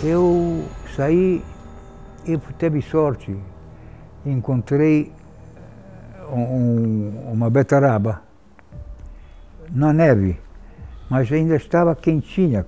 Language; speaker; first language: Portuguese; non-native, fluent; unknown